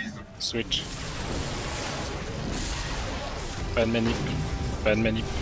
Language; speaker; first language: French; native; French